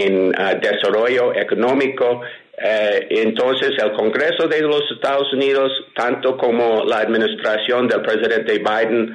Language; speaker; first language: Spanish; non-native, fluent; English